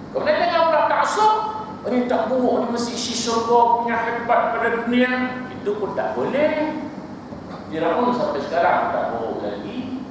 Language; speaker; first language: Malay; native; Malay